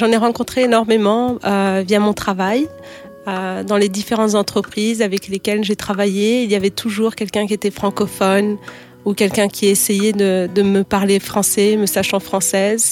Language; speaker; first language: French; native; French